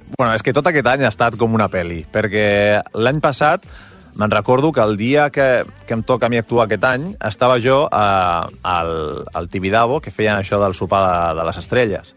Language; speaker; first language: Catalan; non-native, local second language; Spanish